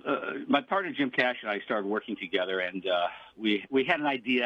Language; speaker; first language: English; native; English